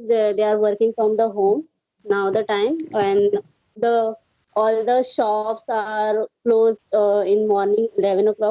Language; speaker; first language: English; non-native, learner; Hindi